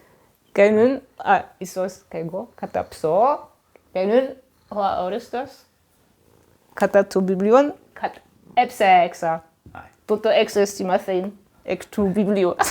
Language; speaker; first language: Greek; non-native, fluent; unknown